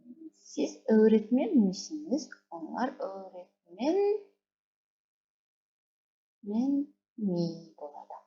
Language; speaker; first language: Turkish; non-native, fluent; Kazakh